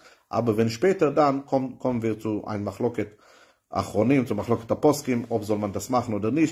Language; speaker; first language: German; non-native, fluent; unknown